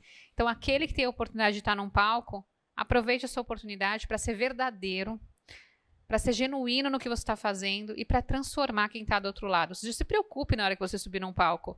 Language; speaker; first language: Portuguese; native; Portuguese